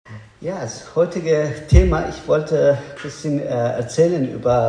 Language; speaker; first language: German; non-native, learner; Azerbaijani